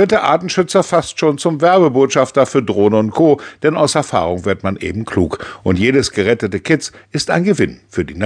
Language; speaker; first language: German; native; German